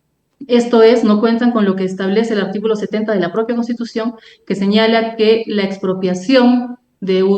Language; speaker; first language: Spanish; native; Spanish